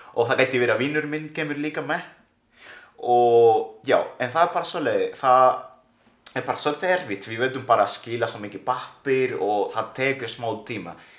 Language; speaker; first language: Icelandic; non-native, learner; Spanish